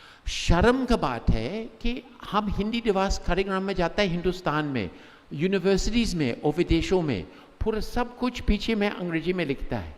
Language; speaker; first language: Hindi; non-native, fluent; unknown